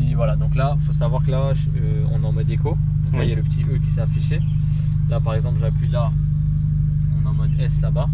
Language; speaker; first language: French; native; French